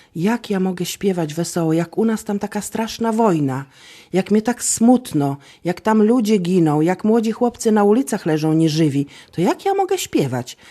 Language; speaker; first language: Polish; native; Polish